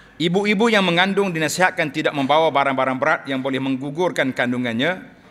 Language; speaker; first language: Malay; native; Malay